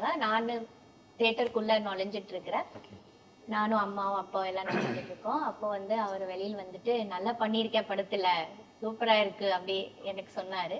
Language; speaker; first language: Tamil; non-native, fluent; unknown